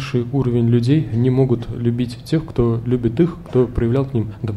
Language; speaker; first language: Russian; native; Russian